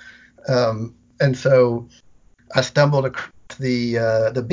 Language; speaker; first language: English; native; English